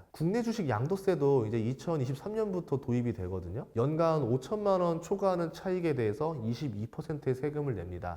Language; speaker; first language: Korean; native; Korean